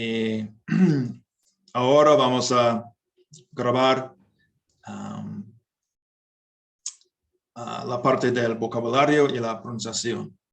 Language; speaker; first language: Spanish; non-native, learner; English